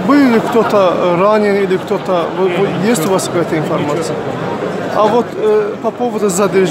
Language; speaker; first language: Russian; non-native, fluent; Azerbaijani